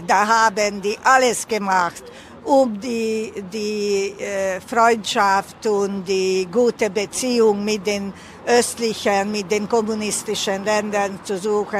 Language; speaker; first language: German; non-native, fluent; Hungarian